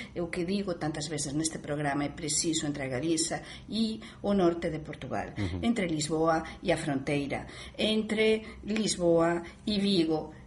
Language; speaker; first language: Galician; native; Galician